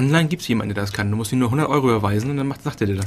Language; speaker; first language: German; native; German